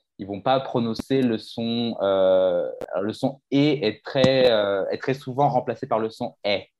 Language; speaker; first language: French; native; French